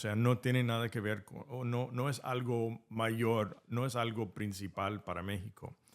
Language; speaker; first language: Spanish; non-native, fluent; English